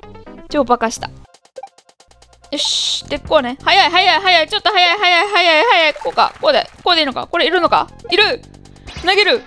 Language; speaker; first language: Japanese; native; Japanese